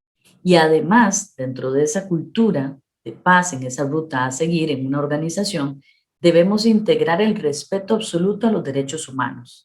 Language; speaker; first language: Spanish; native; Spanish